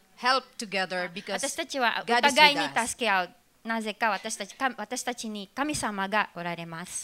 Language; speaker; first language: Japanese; non-native, fluent; Filipino